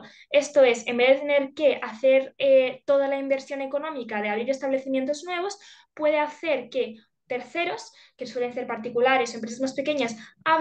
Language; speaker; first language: Spanish; native; Spanish